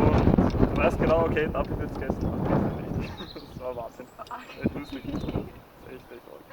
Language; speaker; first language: German; native; German